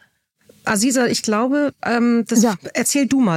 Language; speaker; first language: German; native; German